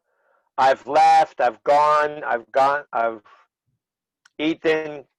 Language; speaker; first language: English; native; English